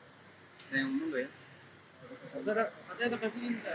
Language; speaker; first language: Indonesian; native; Indonesian